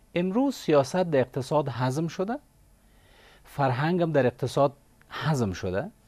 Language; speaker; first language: Persian; native; Persian